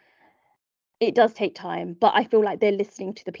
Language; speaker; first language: English; native; English